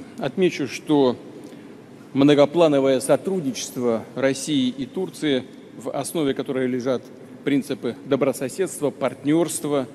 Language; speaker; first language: Russian; native; Russian